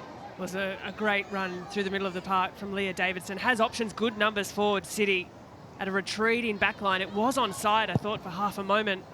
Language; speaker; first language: English; native; English